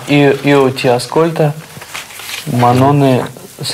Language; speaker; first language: Italian; non-native, learner; Russian